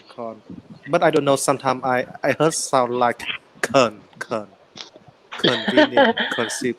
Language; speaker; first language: English; non-native, learner; Vietnamese